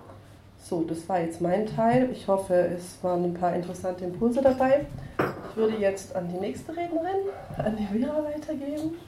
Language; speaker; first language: German; native; German